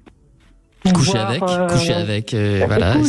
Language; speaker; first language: French; native; French